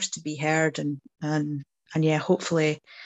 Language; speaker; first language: English; native; English